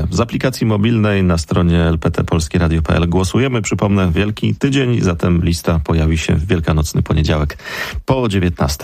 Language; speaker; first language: Polish; native; Polish